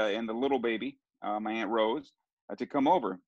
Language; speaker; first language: English; early bilingual, other home language; Sicilian